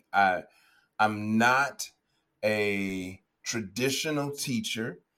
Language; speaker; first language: English; native; English